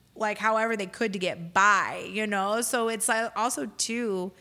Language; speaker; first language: English; native; English